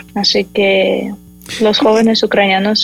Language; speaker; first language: Spanish; non-native, fluent; Ukrainian